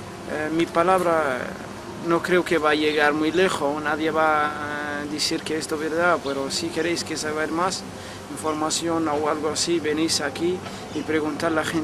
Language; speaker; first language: Spanish; non-native, learner; Arabic